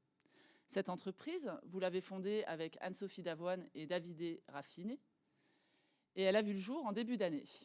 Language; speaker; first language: French; native; French